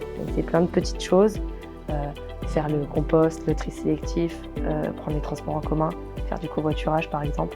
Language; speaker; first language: French; native; French